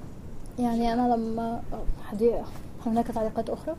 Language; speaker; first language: Arabic; native; Arabic